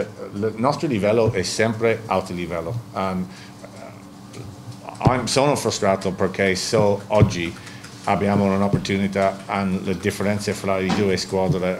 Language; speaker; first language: Italian; non-native, learner; English